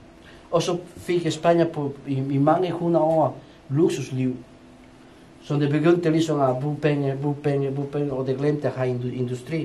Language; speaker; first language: Danish; non-native, fluent; Spanish